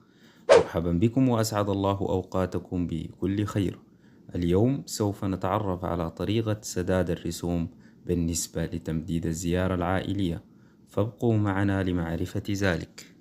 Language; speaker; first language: Arabic; native; Arabic